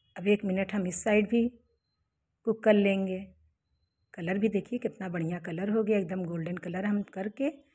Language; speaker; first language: Hindi; native; Hindi